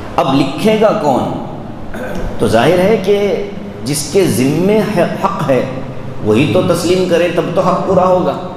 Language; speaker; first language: Urdu; native; Urdu